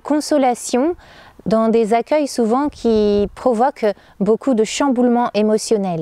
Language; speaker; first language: French; native; French